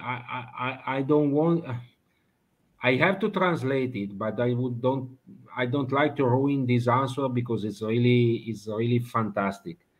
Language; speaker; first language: English; non-native, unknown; Italian